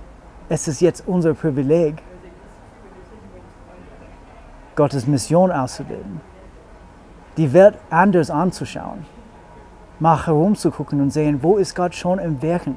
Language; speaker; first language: German; non-native, fluent; English